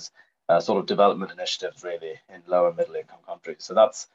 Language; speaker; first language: English; native; English